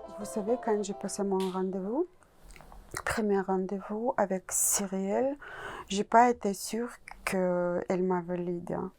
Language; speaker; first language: French; non-native, learner; Russian